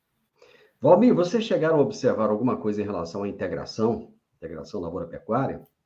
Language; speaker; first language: Portuguese; native; Portuguese